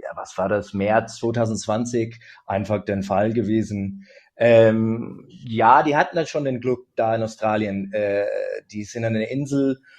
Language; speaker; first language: German; non-native, fluent; English